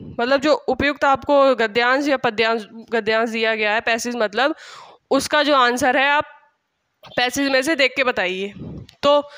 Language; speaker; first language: Hindi; native; Hindi